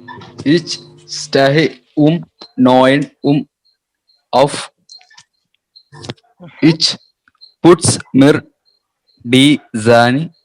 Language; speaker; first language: German; non-native, learner; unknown